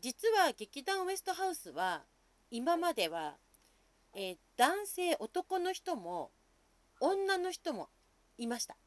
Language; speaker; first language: Japanese; native; Japanese